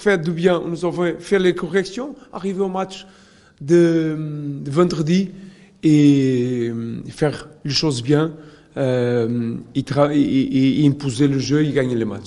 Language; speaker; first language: French; non-native, learner; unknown